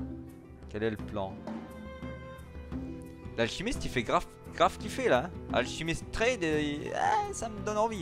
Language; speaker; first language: French; native; French